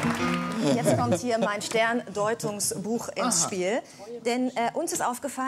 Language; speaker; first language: German; native; German